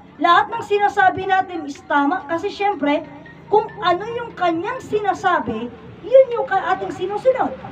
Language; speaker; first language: Filipino; non-native, local second language; Iloko